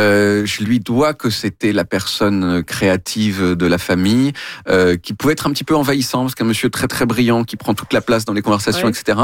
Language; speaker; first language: French; native; French